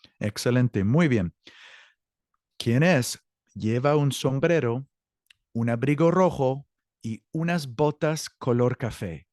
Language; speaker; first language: Spanish; non-native, fluent; English